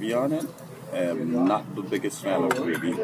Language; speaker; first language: English; non-native, local second language; Jamaican Creole English